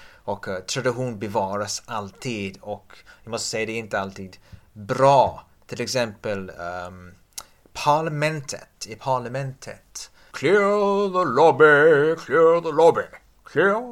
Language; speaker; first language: Swedish; non-native, fluent; English